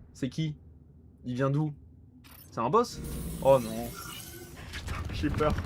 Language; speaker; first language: French; native; French